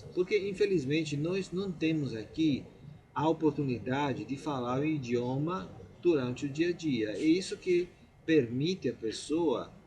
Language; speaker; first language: Portuguese; non-native, fluent; Italian